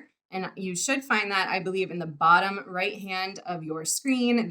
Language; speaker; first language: English; native; English